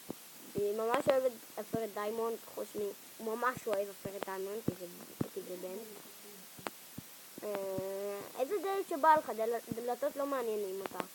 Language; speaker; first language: Hebrew; native; Hebrew